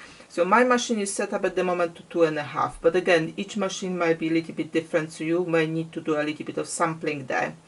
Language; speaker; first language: English; non-native, fluent; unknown